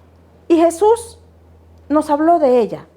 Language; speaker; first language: Spanish; native; Spanish